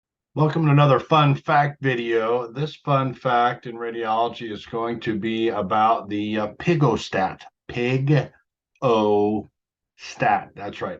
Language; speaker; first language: English; native; English